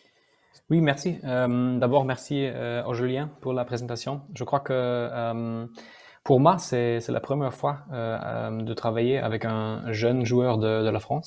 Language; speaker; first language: French; non-native, learner; German